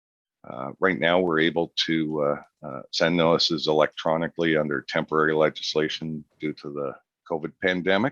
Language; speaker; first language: English; native; English